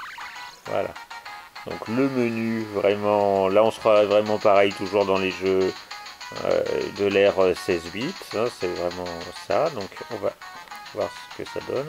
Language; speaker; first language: French; native; French